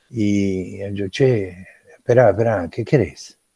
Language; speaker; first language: Spanish; early bilingual, other home language; Portuguese